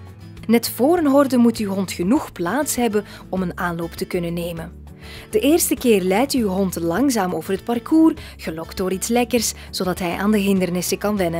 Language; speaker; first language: Dutch; native; Dutch